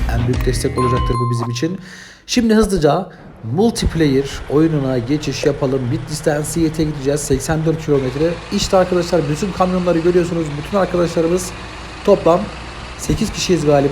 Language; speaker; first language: Turkish; native; Turkish